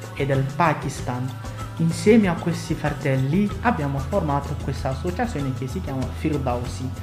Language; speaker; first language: Italian; non-native, fluent; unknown